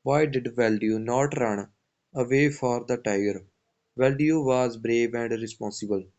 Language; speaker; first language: English; non-native, local second language; Punjabi